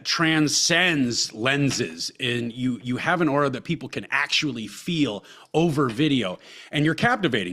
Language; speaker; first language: English; native; English